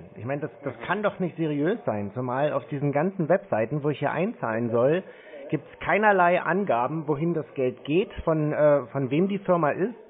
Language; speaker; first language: German; native; German